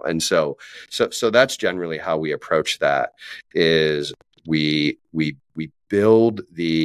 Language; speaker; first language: English; native; English